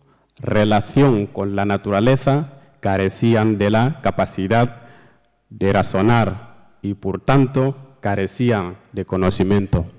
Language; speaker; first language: Spanish; non-native, learner; Fula